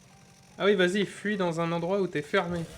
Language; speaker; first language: French; native; French